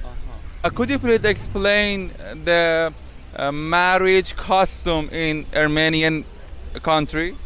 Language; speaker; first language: English; non-native, learner; Chinese